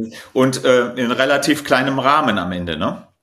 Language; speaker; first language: German; native; German